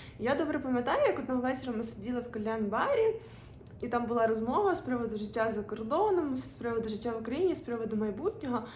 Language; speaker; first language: Ukrainian; non-native, local second language; Russian